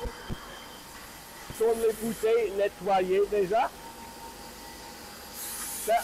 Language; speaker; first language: French; non-native, fluent; German